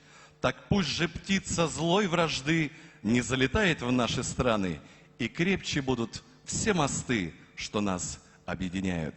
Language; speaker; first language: Russian; native; Russian